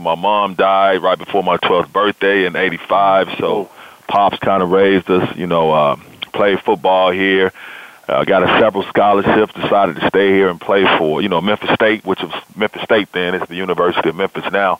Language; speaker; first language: English; native; English